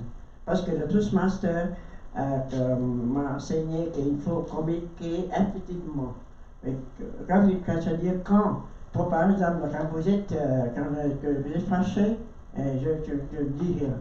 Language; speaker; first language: French; non-native, learner; Vietnamese